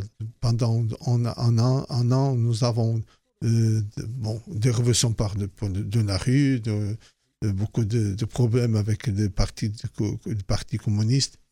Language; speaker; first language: French; non-native, fluent; Portuguese